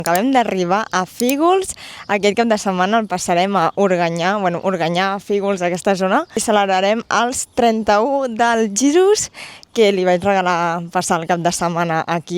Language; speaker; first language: Catalan; native; Catalan